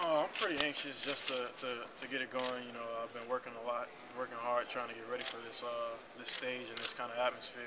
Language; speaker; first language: English; native; English